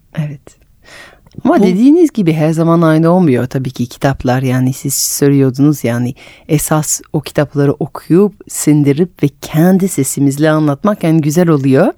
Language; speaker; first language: Turkish; non-native, fluent; French